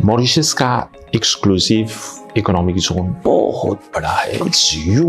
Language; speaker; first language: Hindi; non-native, fluent; Morisyen